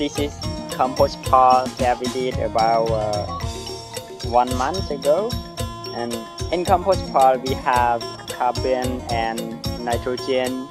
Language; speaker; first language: English; non-native, learner; Khmer